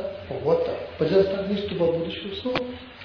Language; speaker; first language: Russian; non-native, learner; Tibetan